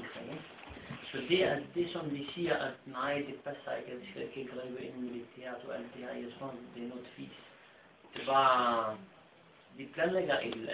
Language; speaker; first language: Danish; non-native, fluent; Arabic